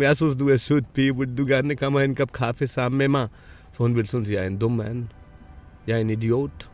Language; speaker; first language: Danish; non-native, fluent; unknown